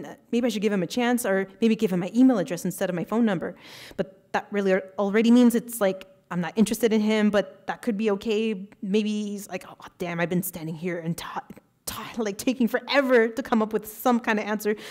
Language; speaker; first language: English; early bilingual, other home language; Spanish